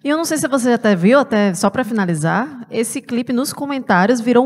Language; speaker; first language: Portuguese; native; Portuguese